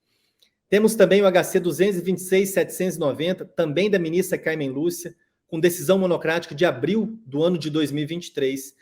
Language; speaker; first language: Portuguese; native; Portuguese